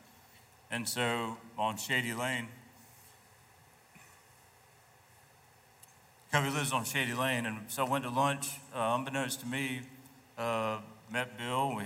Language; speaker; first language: English; native; English